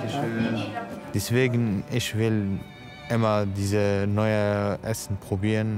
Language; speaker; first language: German; non-native, learner; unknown